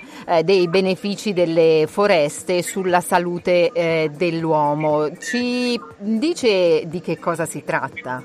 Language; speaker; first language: Italian; native; Italian